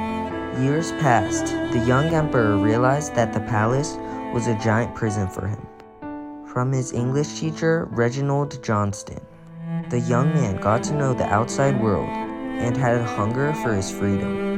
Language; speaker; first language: English; non-native, fluent; Chinese